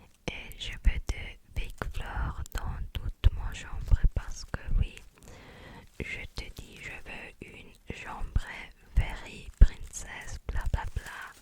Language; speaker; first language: French; non-native, learner; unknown